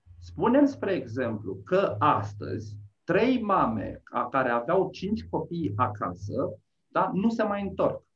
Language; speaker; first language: Romanian; native; Romanian